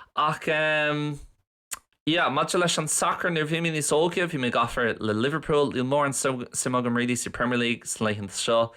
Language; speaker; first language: Irish; non-native, local second language; English